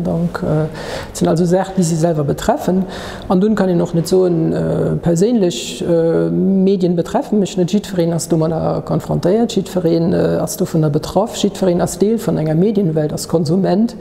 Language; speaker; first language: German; non-native, local second language; Luxembourgish